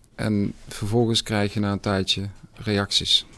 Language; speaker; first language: Dutch; native; Dutch